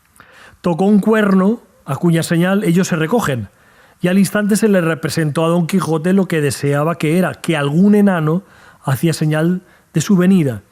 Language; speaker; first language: Spanish; native; Spanish